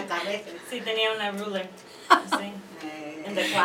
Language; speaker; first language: Spanish; early bilingual, heritage; Spanish